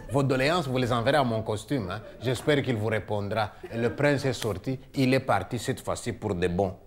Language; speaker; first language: French; non-native, local second language; Luba-Lulua